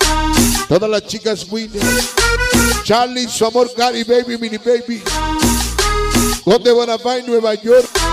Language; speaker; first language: Spanish; native; Spanish